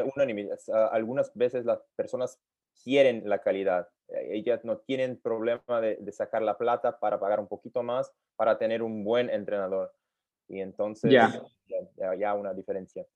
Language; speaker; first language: Spanish; non-native, learner; Portuguese